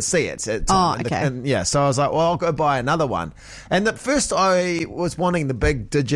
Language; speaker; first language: English; native; English